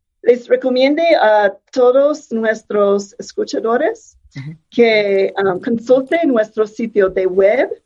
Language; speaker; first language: Spanish; non-native, fluent; English